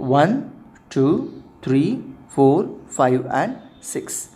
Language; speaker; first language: English; non-native, local second language; Hindi